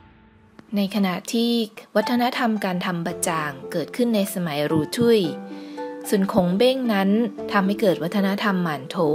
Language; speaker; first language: Thai; native; Thai